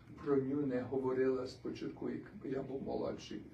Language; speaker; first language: Ukrainian; early bilingual, other home language; English